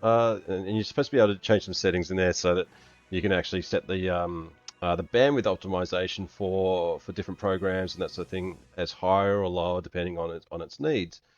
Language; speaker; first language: English; native; English